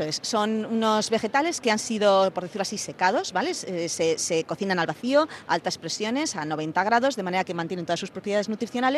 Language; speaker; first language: Spanish; native; Spanish